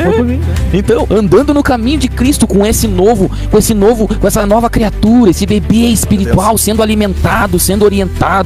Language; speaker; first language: Portuguese; native; Portuguese